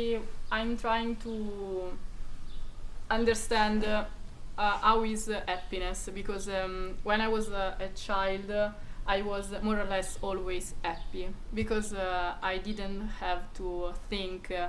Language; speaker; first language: English; non-native, fluent; Italian